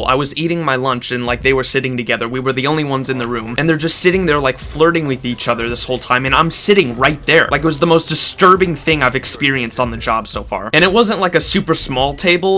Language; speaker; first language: English; native; English